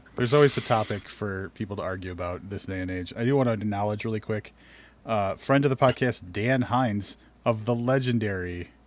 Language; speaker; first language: English; native; English